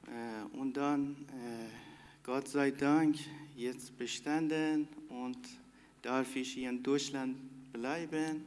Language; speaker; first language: German; non-native, learner; Persian